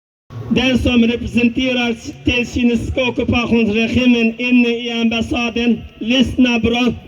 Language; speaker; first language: Swedish; non-native, learner; Uyghur